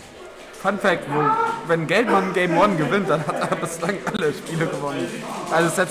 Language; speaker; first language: German; native; German